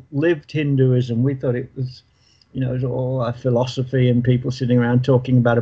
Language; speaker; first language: English; native; English